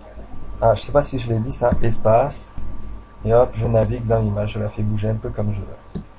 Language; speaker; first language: French; native; French